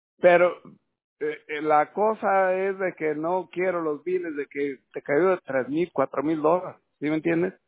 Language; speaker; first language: Spanish; early bilingual, other home language; English